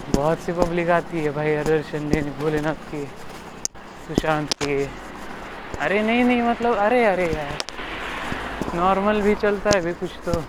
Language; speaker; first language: Hindi; non-native, local second language; Marathi